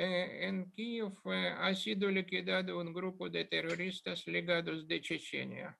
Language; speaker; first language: Spanish; non-native, fluent; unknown